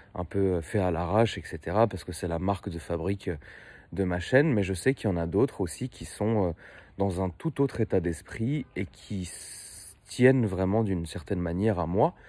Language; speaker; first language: French; native; French